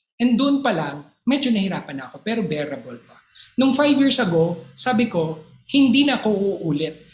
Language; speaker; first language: Filipino; native; Filipino